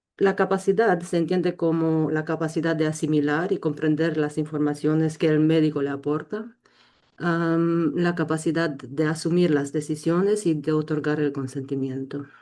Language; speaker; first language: Spanish; non-native, fluent; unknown